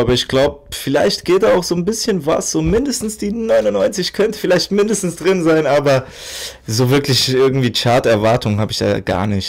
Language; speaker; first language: German; native; German